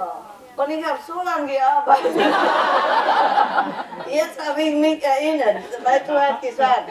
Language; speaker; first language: German; non-native, learner; Vietnamese